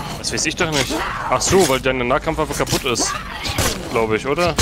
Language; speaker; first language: German; native; German